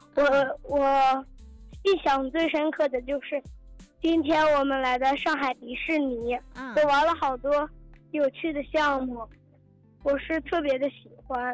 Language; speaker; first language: Chinese; native; Chinese